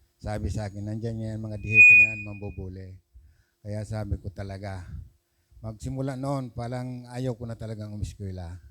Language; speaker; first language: Filipino; non-native, local second language; Masbatenyo